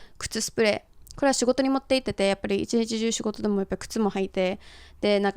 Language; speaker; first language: Japanese; early bilingual, heritage; Japanese